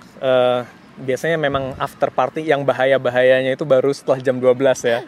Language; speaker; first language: Indonesian; native; Indonesian